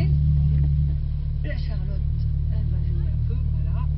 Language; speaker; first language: French; native; French